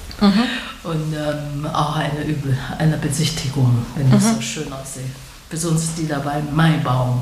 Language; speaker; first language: German; non-native, learner; Chinese